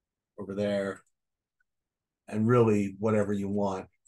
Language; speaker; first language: English; native; English